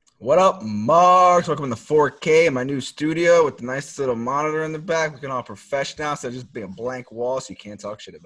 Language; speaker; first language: English; native; English